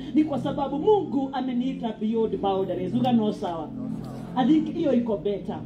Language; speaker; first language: Swahili; non-native, local second language; Kikuyu